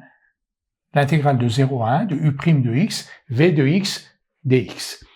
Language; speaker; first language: French; native; French